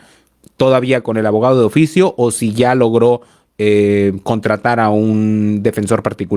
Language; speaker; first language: Spanish; native; Spanish